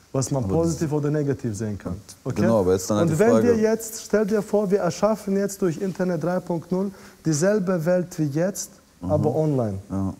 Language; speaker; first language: German; non-native, fluent; Russian